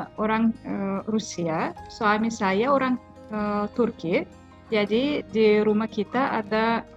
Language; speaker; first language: Indonesian; non-native, fluent; Russian